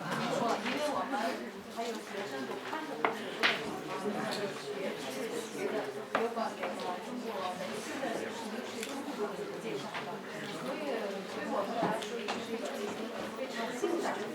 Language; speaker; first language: Chinese; non-native, fluent; Russian